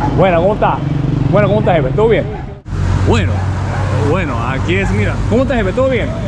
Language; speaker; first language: Spanish; non-native, learner; Japanese